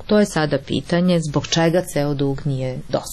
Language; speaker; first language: Croatian; native; Croatian